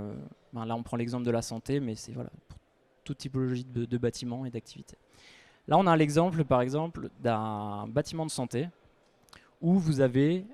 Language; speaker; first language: French; native; French